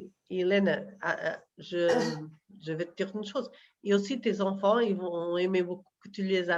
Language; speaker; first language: French; non-native, fluent; Portuguese